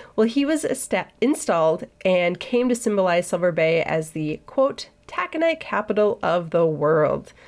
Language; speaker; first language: English; native; English